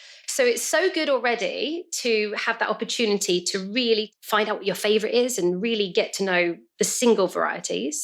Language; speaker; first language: English; native; English